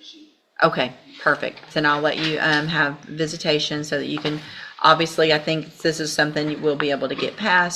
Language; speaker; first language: English; native; English